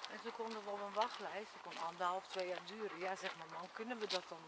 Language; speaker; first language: Dutch; native; Dutch